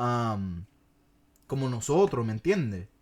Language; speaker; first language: Spanish; non-native, fluent; English